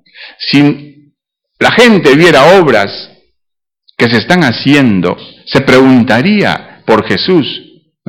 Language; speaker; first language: Spanish; native; Spanish